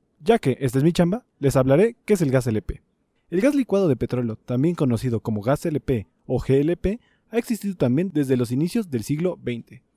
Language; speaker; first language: Spanish; native; Spanish